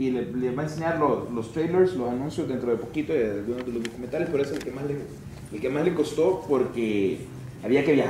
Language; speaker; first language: Spanish; native; Spanish